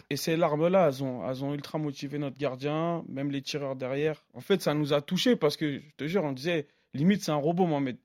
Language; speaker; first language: French; native; French